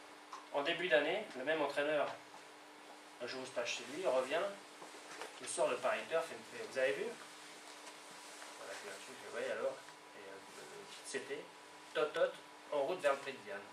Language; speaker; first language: French; native; French